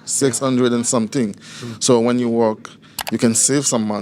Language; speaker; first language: English; non-native, learner; Haitian Creole